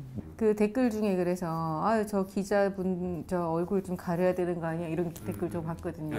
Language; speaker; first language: Korean; native; Korean